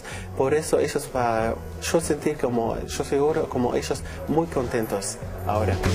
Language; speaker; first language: Spanish; non-native, learner; Arabic